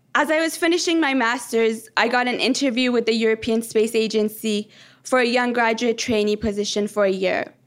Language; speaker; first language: English; early bilingual, other home language; Persian